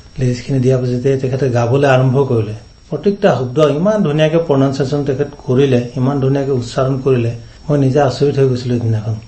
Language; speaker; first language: Assamese; non-native, local second language; Sadri